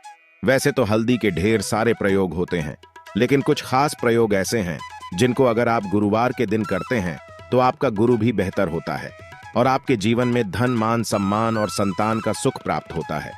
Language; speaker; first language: Hindi; native; Hindi